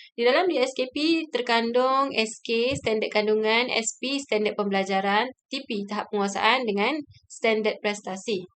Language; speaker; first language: Malay; native; Malay